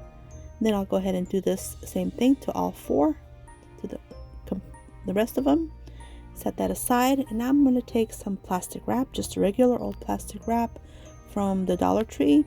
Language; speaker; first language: English; native; English